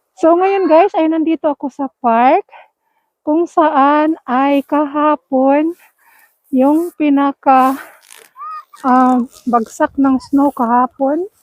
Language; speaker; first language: Filipino; non-native, local second language; Cebuano